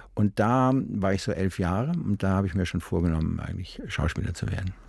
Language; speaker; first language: German; native; German